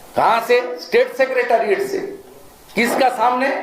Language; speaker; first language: Hindi; non-native, local second language; Bangla